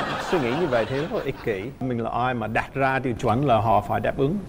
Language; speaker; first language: Vietnamese; non-native, fluent; English